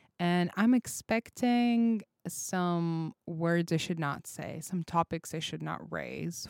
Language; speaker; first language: English; non-native, fluent; Russian